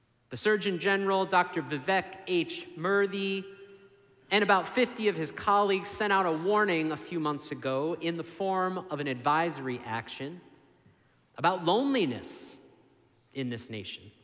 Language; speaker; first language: English; native; English